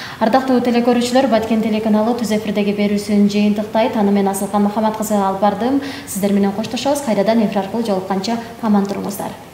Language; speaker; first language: Kyrgyz; native; Kyrgyz